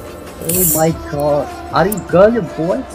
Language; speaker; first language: English; non-native, learner; Hindi